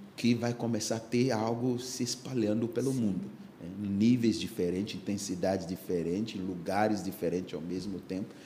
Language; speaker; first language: Portuguese; non-native, fluent; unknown